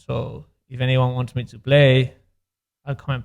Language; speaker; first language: English; non-native, fluent; Spanish